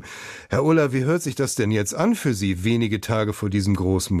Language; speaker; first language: German; native; German